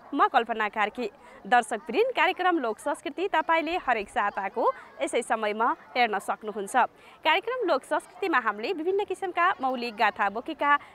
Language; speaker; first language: Nepali; native; Nepali